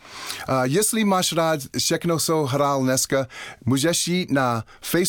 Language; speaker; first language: Czech; non-native, learner; English